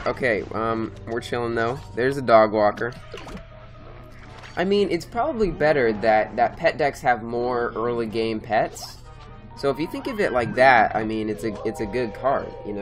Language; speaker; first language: English; native; English